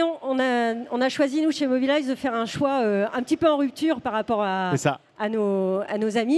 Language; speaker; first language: French; native; French